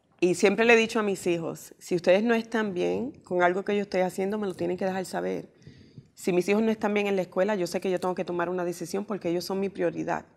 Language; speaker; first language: Spanish; early bilingual, heritage; Spanish